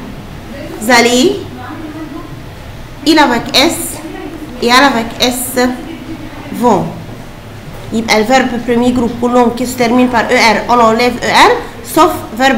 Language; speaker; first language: French; non-native, fluent; Arabic